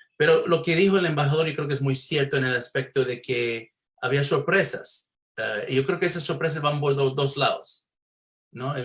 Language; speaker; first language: Spanish; early bilingual, heritage; Spanish